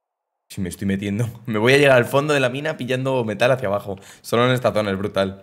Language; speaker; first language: Spanish; native; Spanish